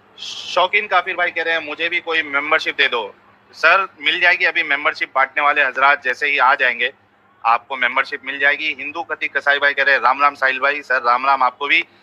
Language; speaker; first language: Hindi; native; Hindi